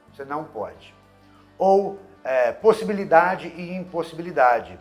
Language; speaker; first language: Portuguese; non-native, fluent; English